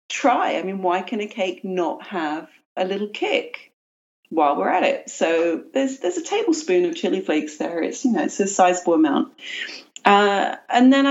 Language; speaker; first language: English; native; English